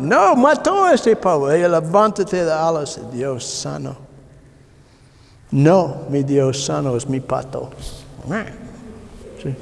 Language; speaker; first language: Spanish; non-native, learner; English